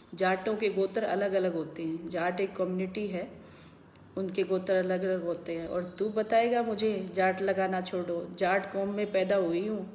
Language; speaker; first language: Hindi; native; Hindi